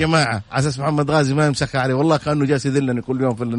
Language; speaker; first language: Arabic; native; Arabic